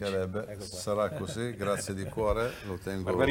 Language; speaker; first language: Italian; native; Italian